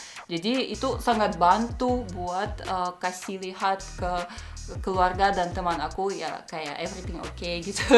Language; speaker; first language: Indonesian; non-native, fluent; Russian